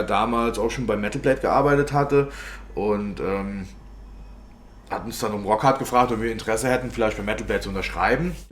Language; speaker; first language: German; native; German